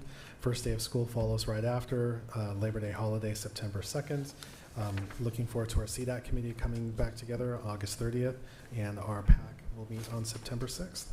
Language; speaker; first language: English; native; English